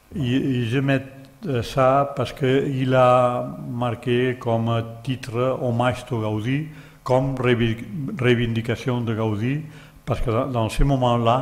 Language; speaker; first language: French; non-native, learner; Catalan